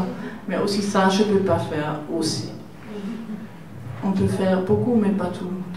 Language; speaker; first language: French; non-native, learner; German